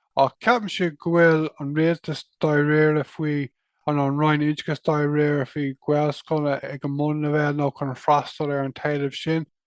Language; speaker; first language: Irish; non-native, local second language; English